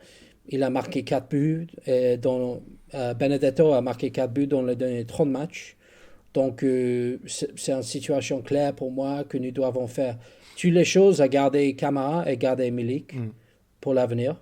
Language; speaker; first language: French; non-native, fluent; English